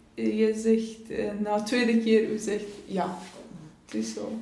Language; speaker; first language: Dutch; non-native, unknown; Persian